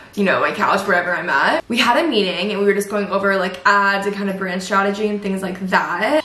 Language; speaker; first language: English; native; English